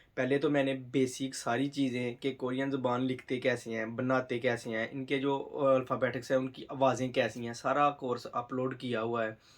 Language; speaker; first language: Urdu; native; Urdu